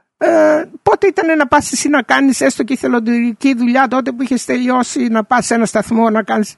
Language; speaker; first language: Greek; early bilingual, heritage; Greek